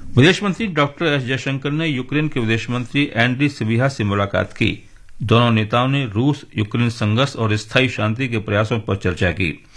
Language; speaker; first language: Hindi; native; Hindi